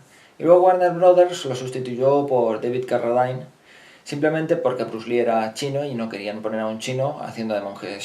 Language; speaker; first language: Spanish; native; Spanish